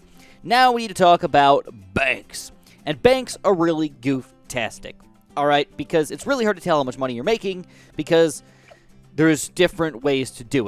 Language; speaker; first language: English; native; English